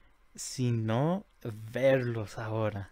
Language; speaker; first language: Spanish; early bilingual, heritage; Spanish